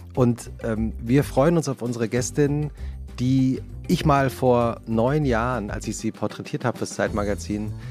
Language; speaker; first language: German; native; German